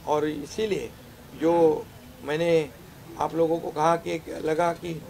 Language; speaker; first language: Hindi; non-native, local second language; Marathi